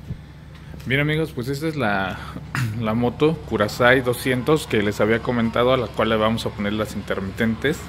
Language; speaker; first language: Spanish; native; Spanish